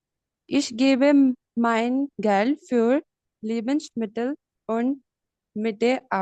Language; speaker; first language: German; non-native, learner; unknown